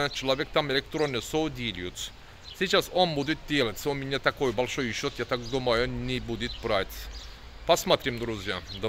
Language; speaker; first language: Russian; non-native, learner; Turkish